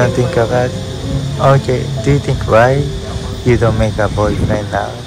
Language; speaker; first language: English; non-native, learner; Japanese